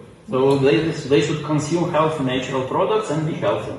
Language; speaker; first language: English; non-native, fluent; Ukrainian